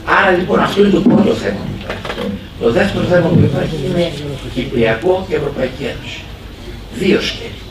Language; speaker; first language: Greek; native; Greek